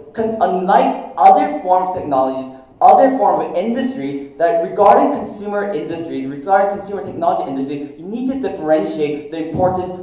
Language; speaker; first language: English; non-native, fluent; Korean